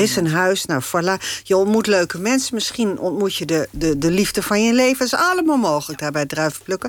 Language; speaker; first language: Dutch; native; Dutch